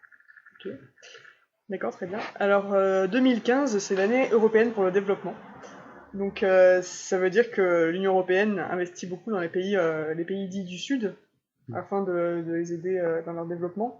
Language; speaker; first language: French; native; French